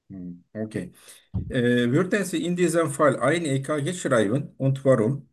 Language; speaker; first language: German; non-native, fluent; Turkish